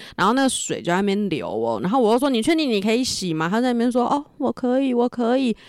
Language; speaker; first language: Chinese; native; Chinese